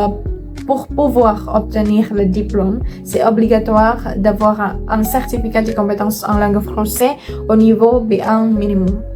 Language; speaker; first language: French; non-native, learner; Indonesian